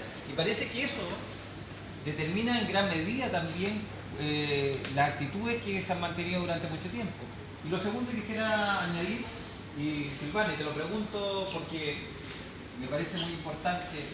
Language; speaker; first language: Spanish; native; Spanish